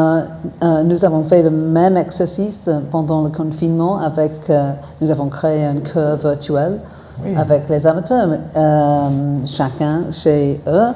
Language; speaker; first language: French; non-native, fluent; English